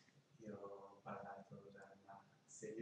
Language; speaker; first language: Italian; non-native, learner; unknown